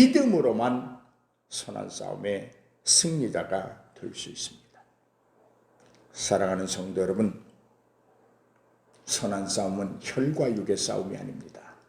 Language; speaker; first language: Korean; native; Korean